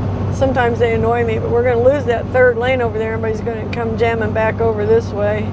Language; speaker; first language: English; native; English